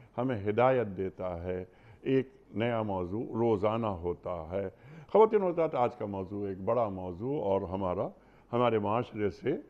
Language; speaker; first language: Urdu; native; Urdu